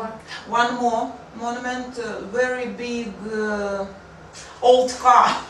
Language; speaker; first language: English; non-native, learner; Russian